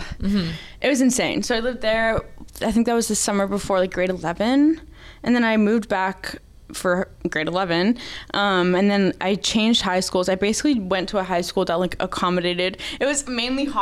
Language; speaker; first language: English; native; English